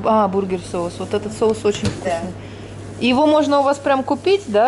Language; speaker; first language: Russian; native; Russian